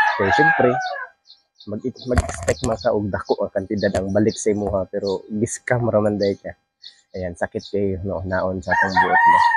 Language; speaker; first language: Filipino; non-native, local second language; Cebuano